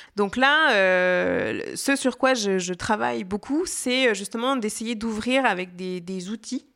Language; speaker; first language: French; native; French